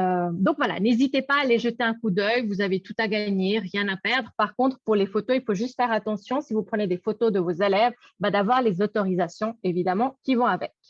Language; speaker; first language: French; native; French